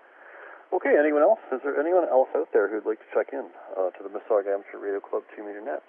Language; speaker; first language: English; native; English